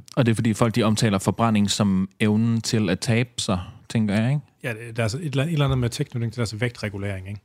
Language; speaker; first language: Danish; native; Danish